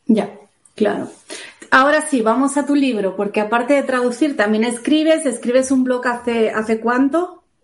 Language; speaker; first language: Spanish; native; Spanish